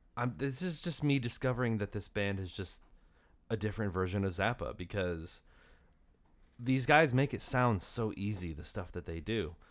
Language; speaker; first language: English; native; English